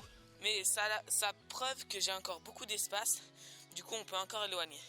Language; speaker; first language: French; native; French